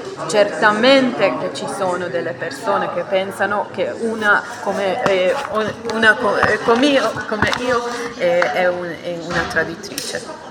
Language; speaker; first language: Italian; non-native, fluent; Hebrew